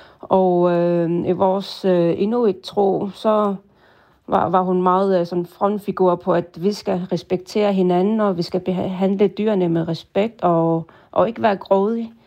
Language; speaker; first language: Danish; non-native, local second language; Kalaallisut